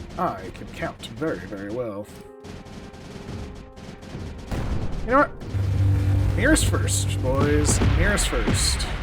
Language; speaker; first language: English; native; English